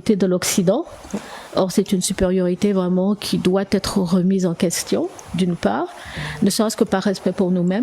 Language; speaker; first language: French; native; French